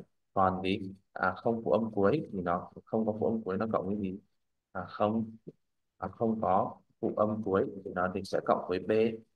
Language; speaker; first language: Vietnamese; native; Vietnamese